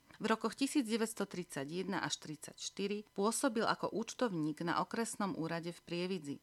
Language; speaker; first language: Slovak; native; Slovak